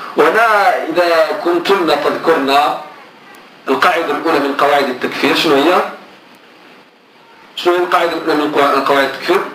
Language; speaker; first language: Arabic; native; Arabic